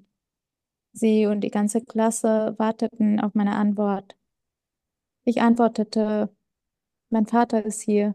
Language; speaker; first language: German; early bilingual, other home language; Vietnamese